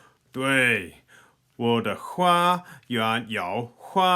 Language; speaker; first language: Chinese; non-native, fluent; English